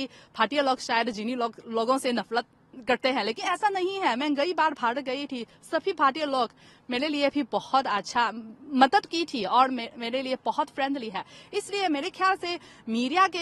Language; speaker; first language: Hindi; non-native, fluent; Chinese